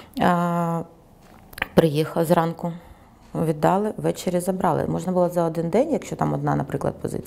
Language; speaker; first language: Ukrainian; native; Ukrainian